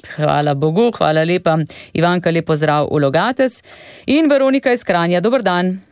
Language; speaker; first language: Slovenian; native; Slovenian